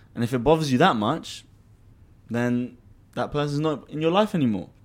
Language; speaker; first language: English; native; English